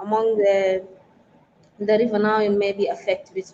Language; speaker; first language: English; non-native, fluent; Arabic